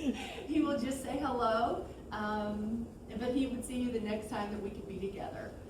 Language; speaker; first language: English; native; English